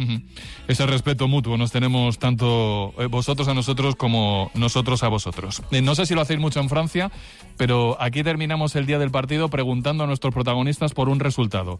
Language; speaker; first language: Spanish; native; Spanish